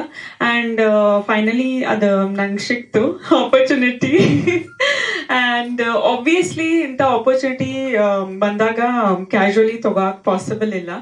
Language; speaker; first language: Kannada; non-native, learner; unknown